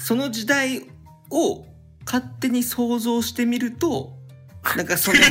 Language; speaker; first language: Japanese; native; Japanese